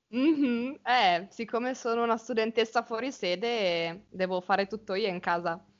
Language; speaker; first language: Italian; native; Italian